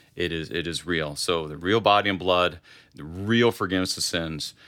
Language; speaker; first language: English; native; English